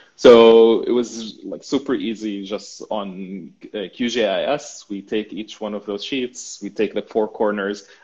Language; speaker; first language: English; non-native, fluent; Arabic